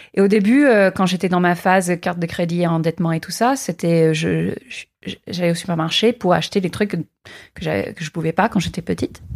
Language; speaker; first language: French; non-native, fluent; English